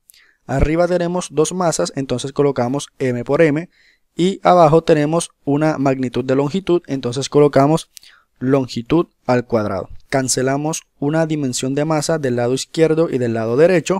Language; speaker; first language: Spanish; native; Spanish